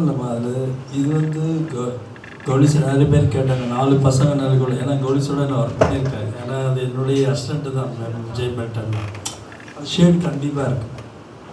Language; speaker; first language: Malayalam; non-native, learner; Tamil